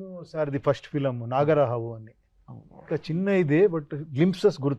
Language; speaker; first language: Telugu; non-native, local second language; Kannada